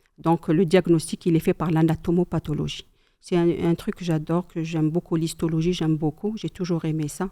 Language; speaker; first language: French; non-native, local second language; Kabyle